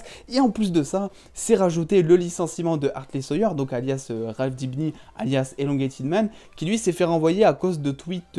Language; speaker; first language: French; native; French